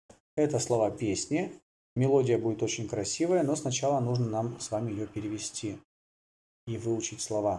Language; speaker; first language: Russian; native; Russian